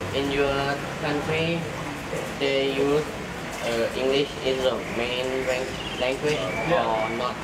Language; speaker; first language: English; non-native, learner; Thai